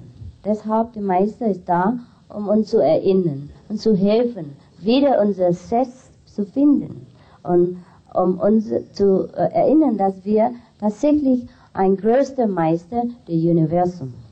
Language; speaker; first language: German; non-native, fluent; Vietnamese